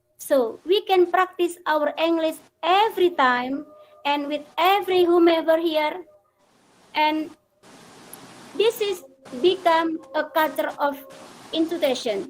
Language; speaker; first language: English; non-native, fluent; Indonesian